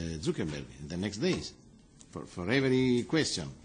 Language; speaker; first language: English; non-native, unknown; Italian